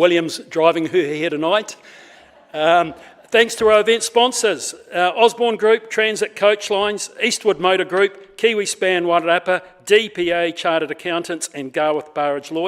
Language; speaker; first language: English; native; English